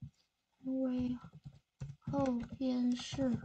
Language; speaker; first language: Chinese; non-native, fluent; Vietnamese